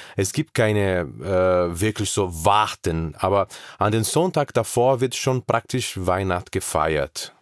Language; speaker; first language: German; non-native, fluent; Portuguese